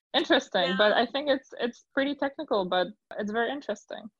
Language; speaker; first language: English; non-native, fluent; Polish